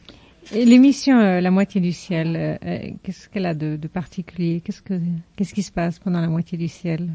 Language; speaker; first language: French; native; French